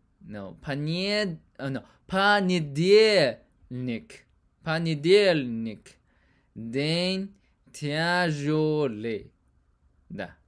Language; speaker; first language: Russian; non-native, learner; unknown